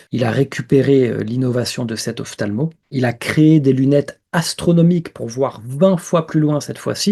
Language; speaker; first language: French; native; French